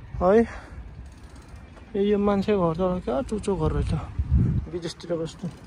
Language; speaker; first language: Nepali; native; Nepali